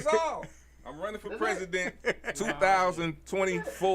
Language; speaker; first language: English; native; English